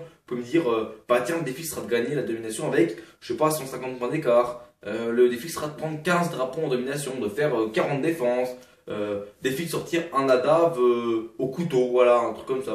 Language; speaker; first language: French; native; French